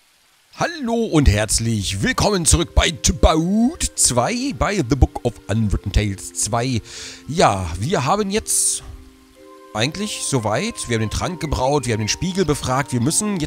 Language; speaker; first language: German; native; German